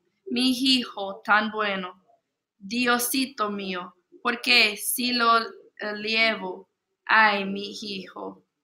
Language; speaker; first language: Spanish; non-native, learner; English